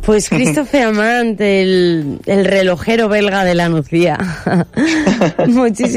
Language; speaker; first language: Spanish; native; Spanish